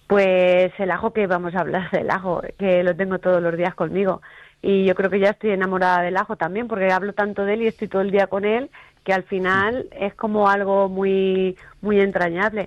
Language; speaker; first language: Spanish; native; Spanish